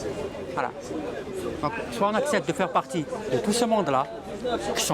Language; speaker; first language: French; native; French